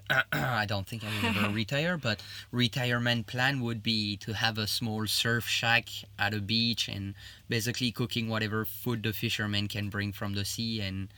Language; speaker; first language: English; non-native, fluent; French